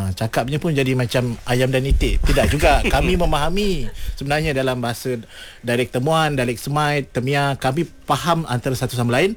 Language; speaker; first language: Malay; non-native, local second language; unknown